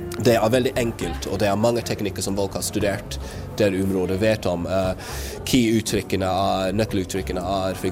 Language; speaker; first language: Norwegian; non-native, fluent; English